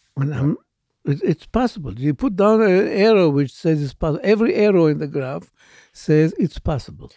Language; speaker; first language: English; non-native, fluent; Hebrew